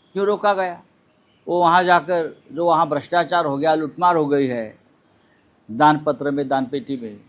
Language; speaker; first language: Hindi; non-native, local second language; Marathi